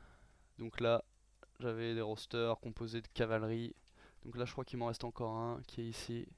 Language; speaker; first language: French; native; French